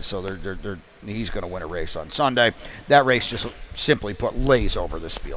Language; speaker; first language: English; native; English